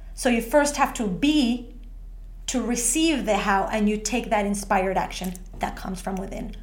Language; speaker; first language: English; non-native, fluent; Spanish